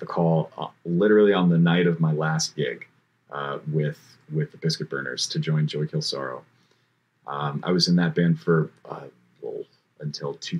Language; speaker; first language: English; native; English